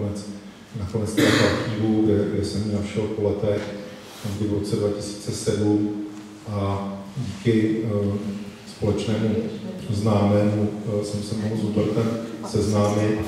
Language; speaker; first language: Czech; native; Czech